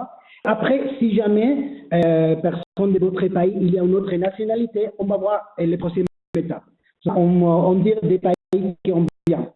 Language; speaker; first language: French; non-native, learner; Spanish